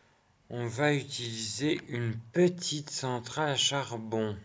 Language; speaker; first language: French; native; French